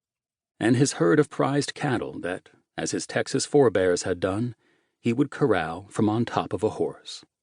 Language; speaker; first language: English; native; English